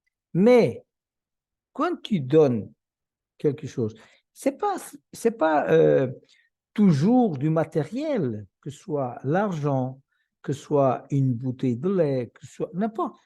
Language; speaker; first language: French; non-native, fluent; Portuguese